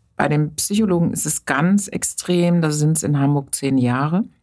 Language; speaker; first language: German; native; German